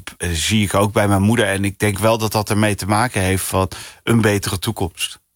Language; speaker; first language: Dutch; early bilingual, other home language; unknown